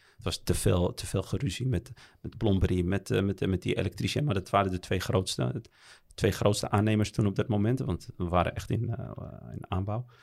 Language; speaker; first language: Dutch; early bilingual, other home language; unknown